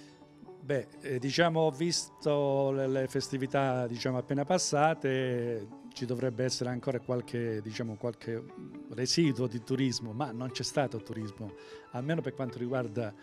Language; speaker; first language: Italian; native; Italian